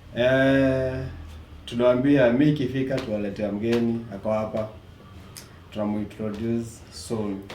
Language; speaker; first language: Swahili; native; Swahili